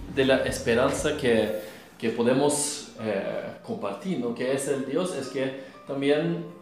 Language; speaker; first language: Spanish; non-native, learner; Norwegian